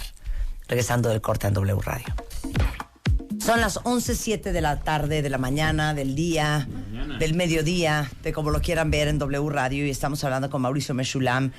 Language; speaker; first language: Spanish; native; Spanish